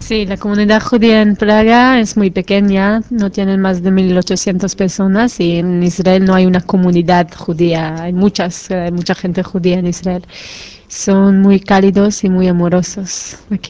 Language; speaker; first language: Spanish; non-native, fluent; Hebrew